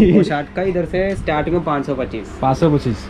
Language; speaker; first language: Hindi; non-native, local second language; Malayalam